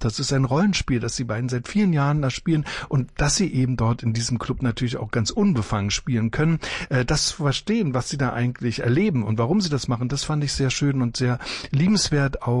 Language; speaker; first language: German; native; German